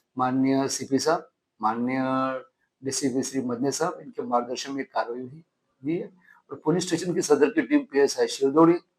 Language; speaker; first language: Hindi; non-native, local second language; Marathi